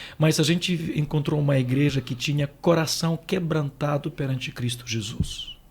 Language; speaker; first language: Portuguese; non-native, fluent; Ukrainian